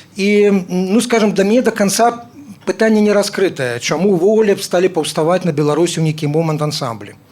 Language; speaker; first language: Belarusian; non-native, local second language; Russian